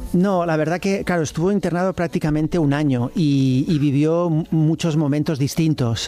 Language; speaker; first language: Spanish; native; Spanish